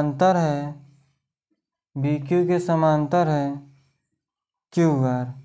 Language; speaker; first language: Hindi; native; Hindi